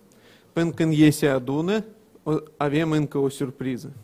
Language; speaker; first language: Romanian; non-native, local second language; Russian